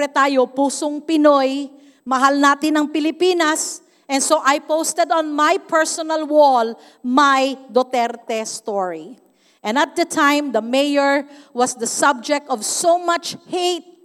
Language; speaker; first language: English; non-native, local second language; Cebuano